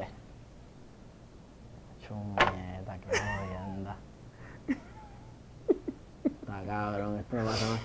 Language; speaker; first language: Spanish; native; Spanish